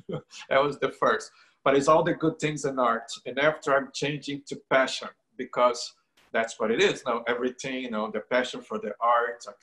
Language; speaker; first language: English; non-native, fluent; Portuguese